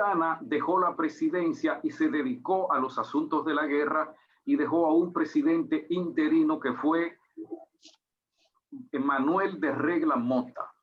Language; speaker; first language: Spanish; native; Spanish